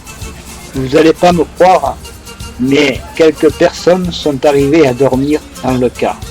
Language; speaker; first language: French; native; French